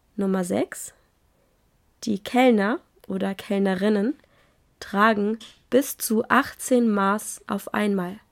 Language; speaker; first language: German; native; German